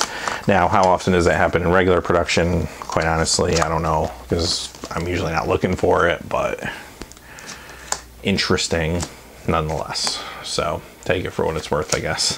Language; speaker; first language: English; native; English